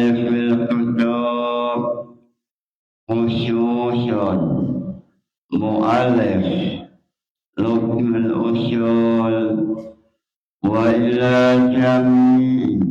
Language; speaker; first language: Arabic; non-native, fluent; Indonesian